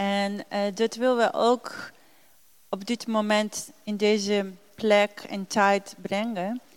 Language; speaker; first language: Dutch; non-native, learner; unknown